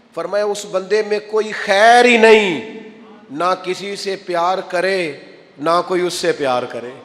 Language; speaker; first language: Urdu; non-native, local second language; Punjabi